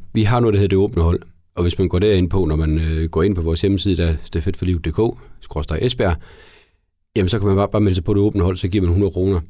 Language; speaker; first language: Danish; native; Danish